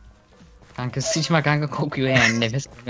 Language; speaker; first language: Turkish; native; Turkish